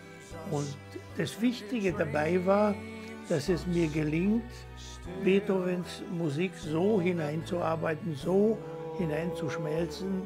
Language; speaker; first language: German; non-native, fluent; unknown